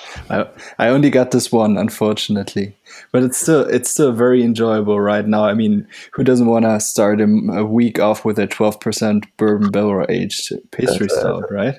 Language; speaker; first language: English; non-native, fluent; German